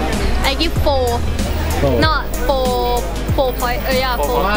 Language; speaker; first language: English; non-native, learner; Thai